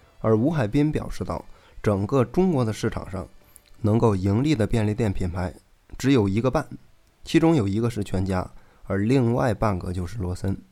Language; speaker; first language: Chinese; native; Chinese